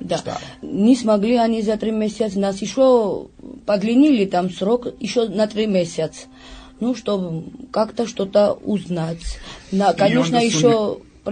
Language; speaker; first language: Russian; non-native, fluent; Georgian